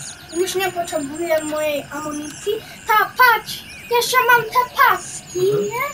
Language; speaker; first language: Polish; early bilingual, heritage; Polish